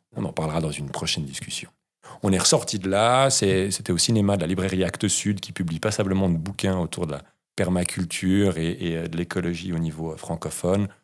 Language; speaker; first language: French; native; French